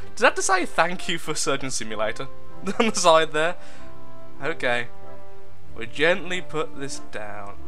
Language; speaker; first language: English; native; English